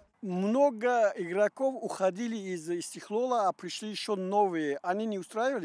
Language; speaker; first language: Russian; non-native, local second language; Tajik